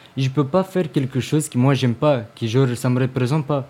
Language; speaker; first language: French; non-native, learner; Romanian